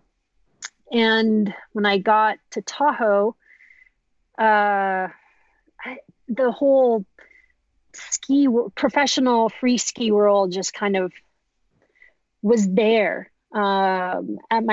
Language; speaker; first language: English; native; English